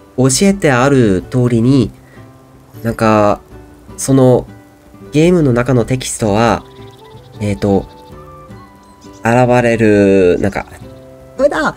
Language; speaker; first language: Japanese; non-native, learner; German